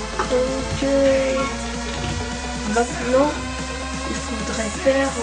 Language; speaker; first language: French; native; French